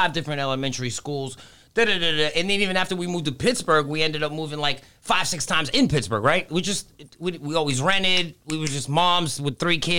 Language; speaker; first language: English; early bilingual, other home language; Greek